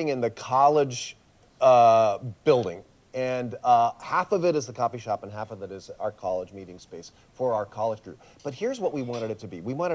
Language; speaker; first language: English; early bilingual, other home language; Swiss German